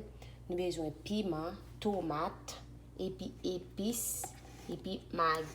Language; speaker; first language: French; non-native, learner; Haitian Creole